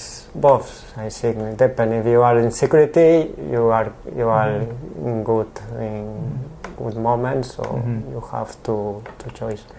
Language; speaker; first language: English; non-native, learner; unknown